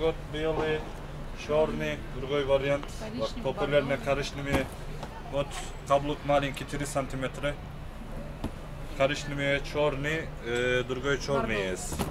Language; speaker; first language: Russian; non-native, learner; Turkish